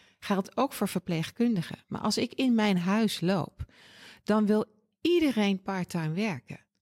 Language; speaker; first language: Dutch; native; Dutch